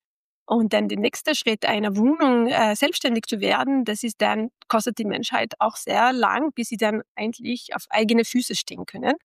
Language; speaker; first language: German; non-native, fluent; Arabic